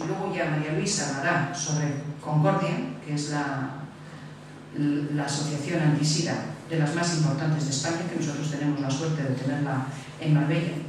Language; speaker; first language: Spanish; native; Spanish